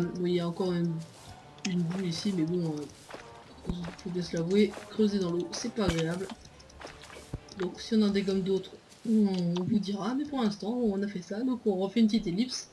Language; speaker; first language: French; native; French